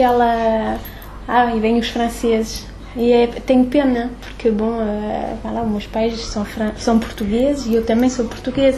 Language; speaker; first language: Portuguese; early bilingual, heritage; French